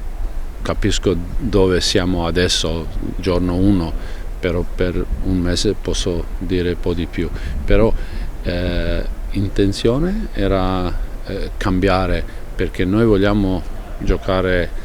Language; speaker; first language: Italian; non-native, fluent; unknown